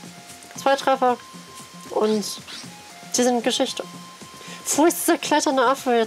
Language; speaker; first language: German; native; German